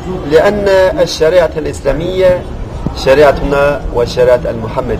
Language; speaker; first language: Arabic; non-native, learner; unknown